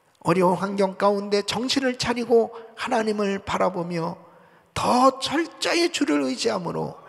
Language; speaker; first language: Korean; native; Korean